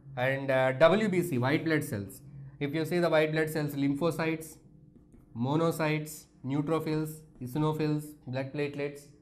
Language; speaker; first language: English; non-native, local second language; Telugu